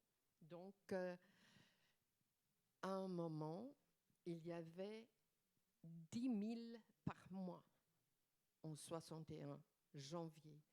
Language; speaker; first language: French; non-native, fluent; German